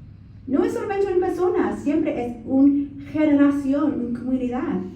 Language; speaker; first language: Spanish; non-native, learner; English